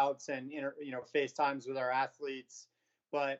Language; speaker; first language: English; native; English